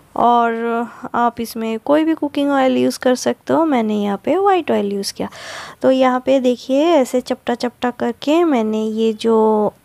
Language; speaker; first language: Hindi; non-native, local second language; Bangla